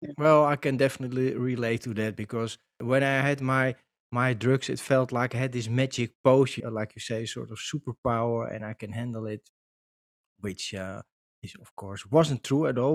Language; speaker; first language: English; non-native, fluent; Dutch